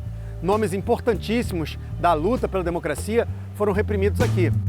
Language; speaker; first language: Portuguese; native; Portuguese